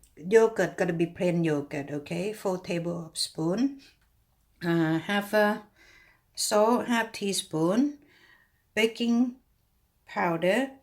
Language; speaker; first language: English; non-native, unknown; Thai